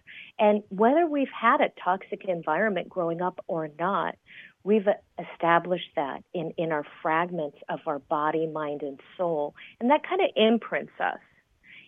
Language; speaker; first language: English; native; English